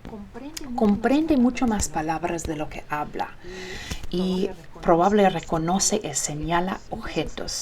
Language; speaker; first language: Spanish; early bilingual, heritage; Spanish